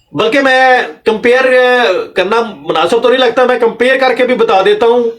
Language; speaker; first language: Urdu; non-native, local second language; Punjabi